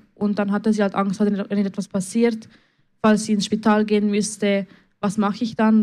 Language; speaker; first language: German; early bilingual, other home language; Spanish